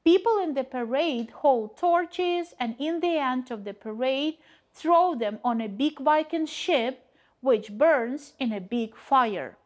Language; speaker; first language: English; non-native, fluent; Ukrainian